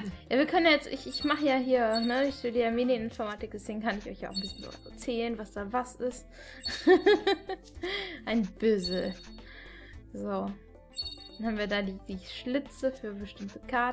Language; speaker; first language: German; native; German